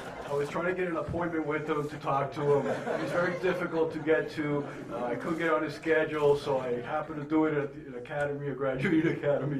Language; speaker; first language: English; early bilingual, other home language; Spanish